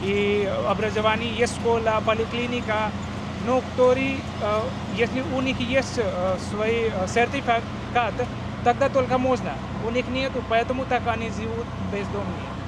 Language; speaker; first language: Russian; non-native, learner; Hindi